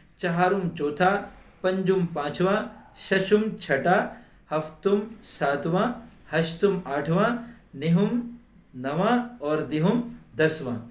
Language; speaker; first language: Urdu; native; Urdu